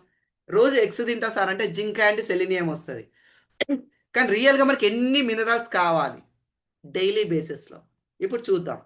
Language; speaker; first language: Telugu; native; Telugu